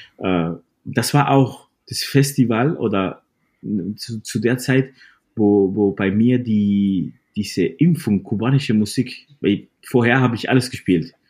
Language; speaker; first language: German; non-native, fluent; Spanish